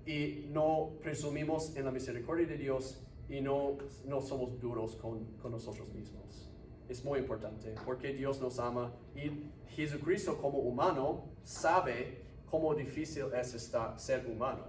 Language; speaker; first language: Spanish; non-native, fluent; English